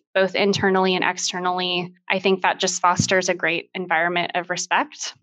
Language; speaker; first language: English; native; English